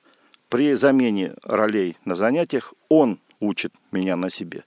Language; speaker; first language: Russian; native; Russian